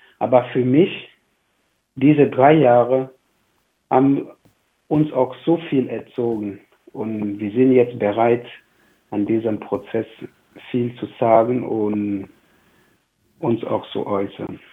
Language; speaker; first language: German; non-native, fluent; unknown